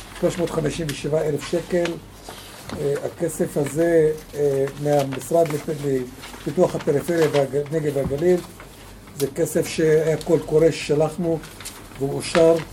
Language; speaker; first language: Hebrew; non-native, local second language; Arabic